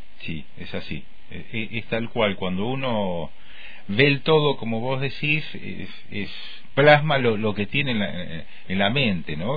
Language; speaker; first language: Spanish; native; Spanish